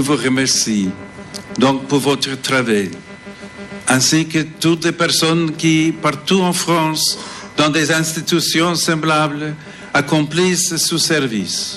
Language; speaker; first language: French; non-native, fluent; English